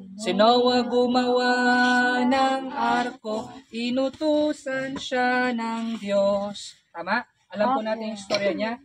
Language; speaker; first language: Filipino; non-native, local second language; Iloko